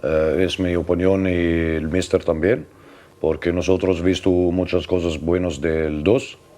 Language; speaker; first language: Spanish; non-native, learner; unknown